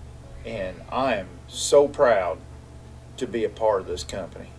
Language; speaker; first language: English; native; English